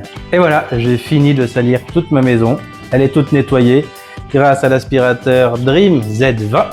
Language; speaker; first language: French; native; French